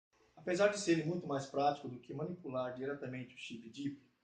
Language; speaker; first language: Portuguese; native; Portuguese